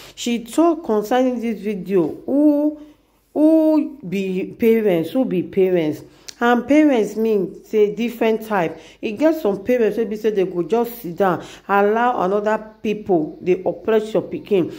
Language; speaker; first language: Nigerian Pidgin; native; Nigerian Pidgin